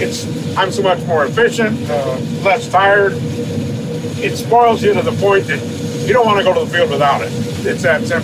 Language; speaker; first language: English; native; English